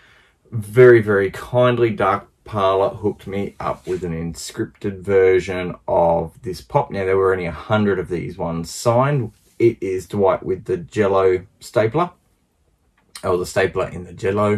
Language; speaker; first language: English; native; English